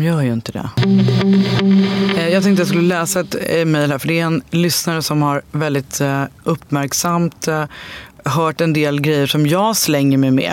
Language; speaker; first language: Swedish; native; Swedish